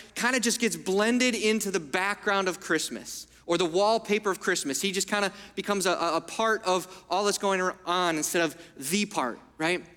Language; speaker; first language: English; early bilingual, other home language; Italian